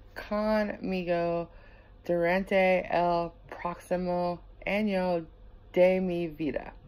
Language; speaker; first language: Spanish; non-native, learner; English